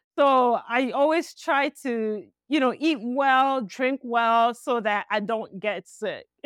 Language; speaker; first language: English; non-native, local second language; Igbo